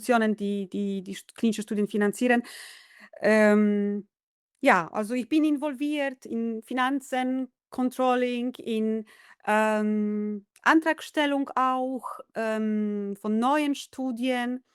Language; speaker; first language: German; non-native, fluent; Polish